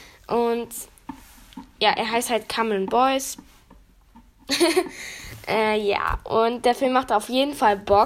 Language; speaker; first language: German; native; German